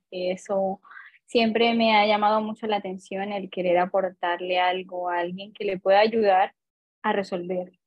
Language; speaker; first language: Spanish; native; Spanish